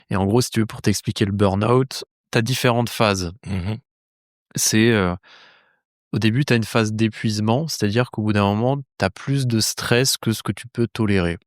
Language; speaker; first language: French; native; French